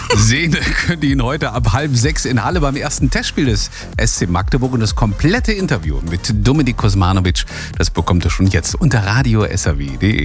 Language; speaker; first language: German; native; German